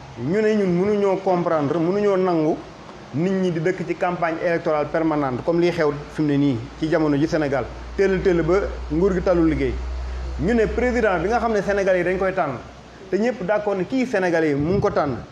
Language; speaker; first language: Wolof; native; Wolof